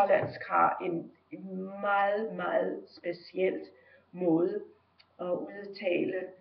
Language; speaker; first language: Danish; early bilingual, heritage; Danish